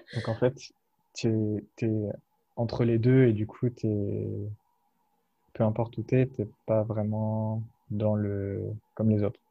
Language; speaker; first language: French; native; French